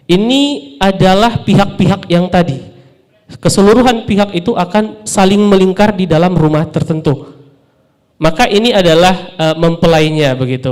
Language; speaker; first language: Indonesian; non-native, local second language; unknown